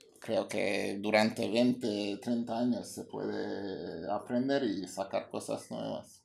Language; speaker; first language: Spanish; non-native, fluent; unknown